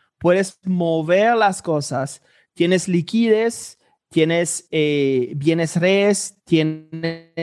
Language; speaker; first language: Spanish; non-native, fluent; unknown